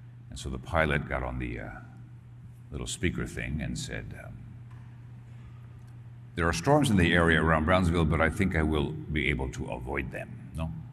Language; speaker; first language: English; early bilingual, other home language; Spanish